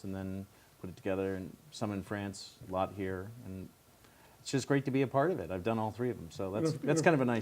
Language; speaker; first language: English; native; English